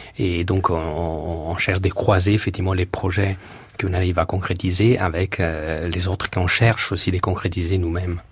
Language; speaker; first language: French; non-native, fluent; Italian